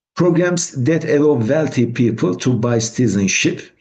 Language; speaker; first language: English; non-native, fluent; Turkish